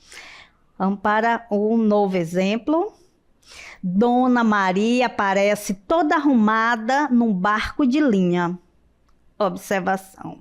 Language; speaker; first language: Portuguese; native; Portuguese